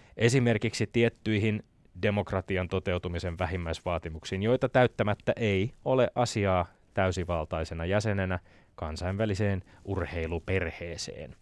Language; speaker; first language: Finnish; native; Finnish